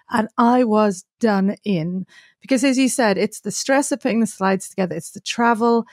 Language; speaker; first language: English; native; English